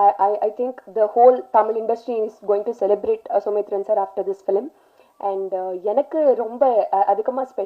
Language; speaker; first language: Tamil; non-native, learner; Telugu